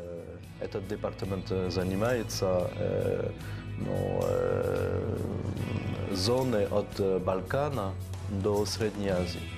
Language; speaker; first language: Russian; non-native, fluent; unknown